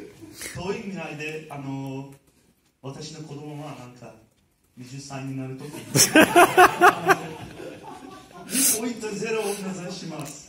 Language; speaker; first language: Japanese; non-native, learner; Turkish